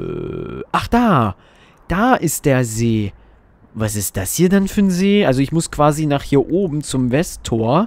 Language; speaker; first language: German; native; German